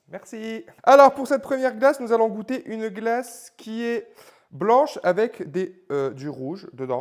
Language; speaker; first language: French; native; French